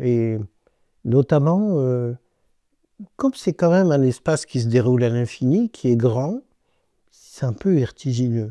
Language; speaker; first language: French; native; French